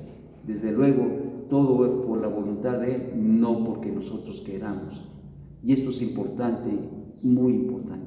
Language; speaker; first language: Spanish; native; Spanish